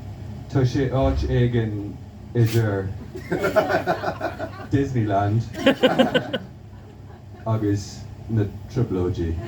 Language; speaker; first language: Irish; non-native, local second language; English